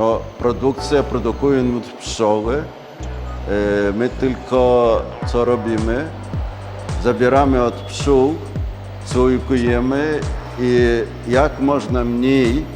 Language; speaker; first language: Polish; non-native, learner; Ukrainian